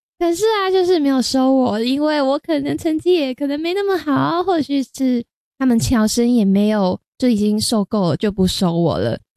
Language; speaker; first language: Chinese; non-native, local second language; Cantonese